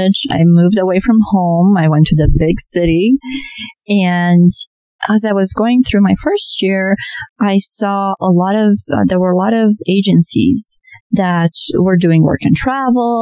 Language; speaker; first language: English; non-native, fluent; Romanian